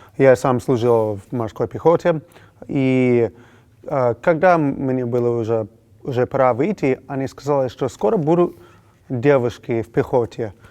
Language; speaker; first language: Russian; non-native, fluent; English